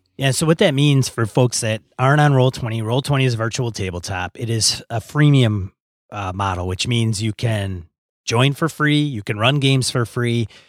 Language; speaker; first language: English; native; English